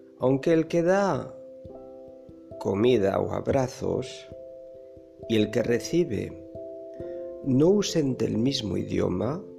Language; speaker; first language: Spanish; non-native, fluent; French